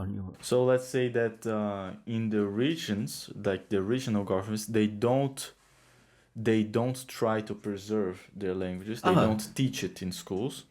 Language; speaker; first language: English; non-native, fluent; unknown